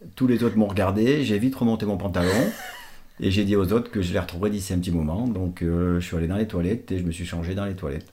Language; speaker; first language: French; non-native, fluent; Portuguese